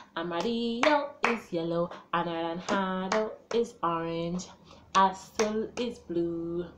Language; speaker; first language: Spanish; non-native, learner; English